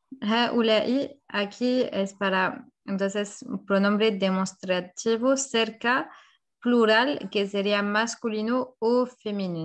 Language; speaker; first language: Spanish; non-native, fluent; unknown